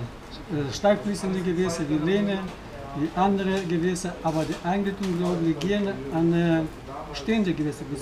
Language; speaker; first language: German; non-native, fluent; Russian